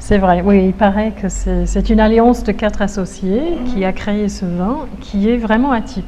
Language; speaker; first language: French; native; French